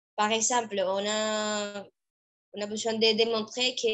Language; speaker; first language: French; non-native, fluent; Spanish